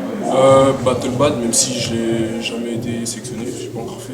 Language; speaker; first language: French; native; French